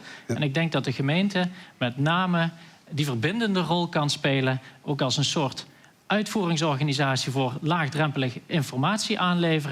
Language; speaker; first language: Dutch; native; Dutch